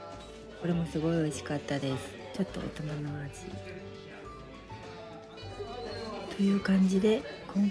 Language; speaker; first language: Japanese; native; Japanese